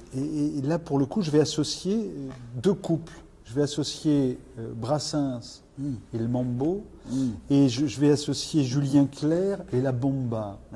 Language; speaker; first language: French; native; French